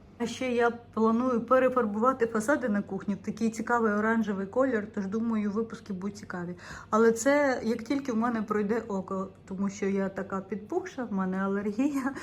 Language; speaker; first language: Ukrainian; non-native, local second language; Russian